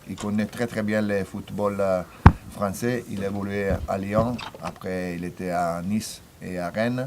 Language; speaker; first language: French; non-native, fluent; Italian